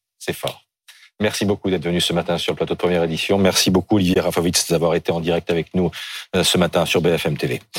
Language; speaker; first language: French; native; French